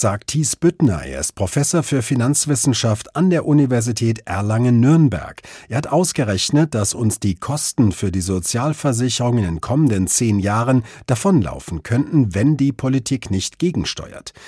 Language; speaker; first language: German; native; German